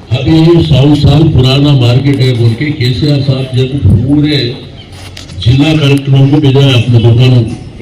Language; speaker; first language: Hindi; native; Hindi